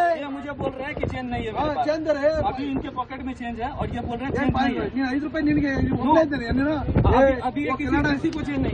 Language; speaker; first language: Hindi; native; Hindi